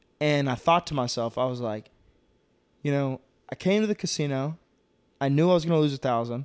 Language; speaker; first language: English; native; English